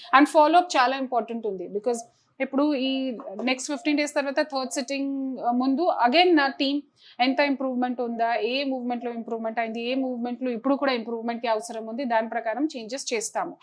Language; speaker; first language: Telugu; non-native, fluent; Hindi